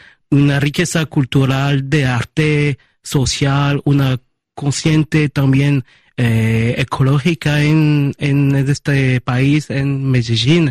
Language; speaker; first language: Spanish; early bilingual, heritage; Spanish